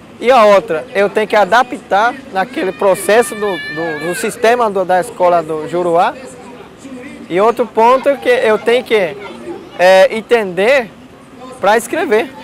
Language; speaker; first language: Portuguese; non-native, local second language; Guarani